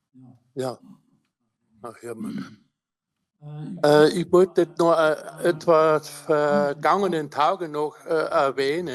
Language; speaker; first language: German; native; German